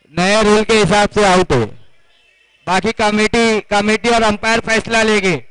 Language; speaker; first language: Hindi; native; Hindi